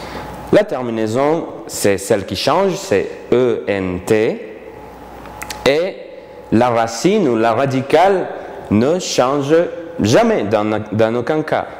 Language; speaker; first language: French; non-native, fluent; Spanish